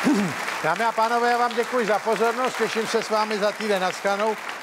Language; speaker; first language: Czech; native; Czech